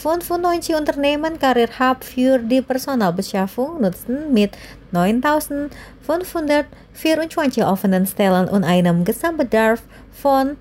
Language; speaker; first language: German; non-native, fluent; Indonesian